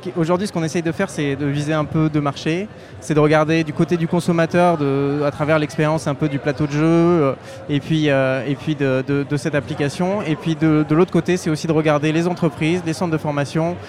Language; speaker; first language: French; native; French